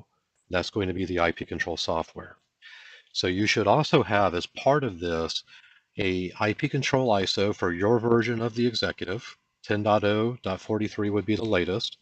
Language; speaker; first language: English; native; English